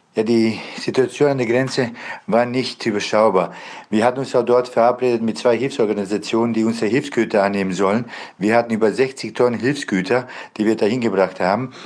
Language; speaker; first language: German; non-native, fluent; Bosnian